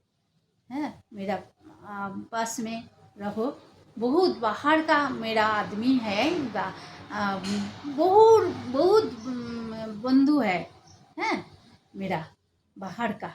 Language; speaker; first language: Hindi; non-native, learner; Bangla